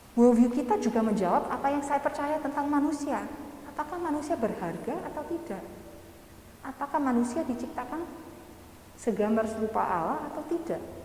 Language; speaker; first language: Indonesian; non-native, fluent; English